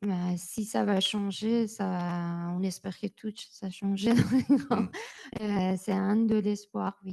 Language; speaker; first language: French; non-native, learner; Persian